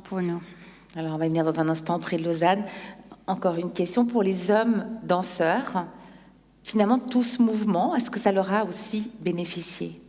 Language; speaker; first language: French; native; French